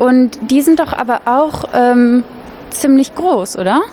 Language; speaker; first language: German; native; German